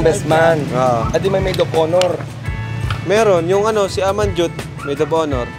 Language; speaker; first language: Filipino; native; Filipino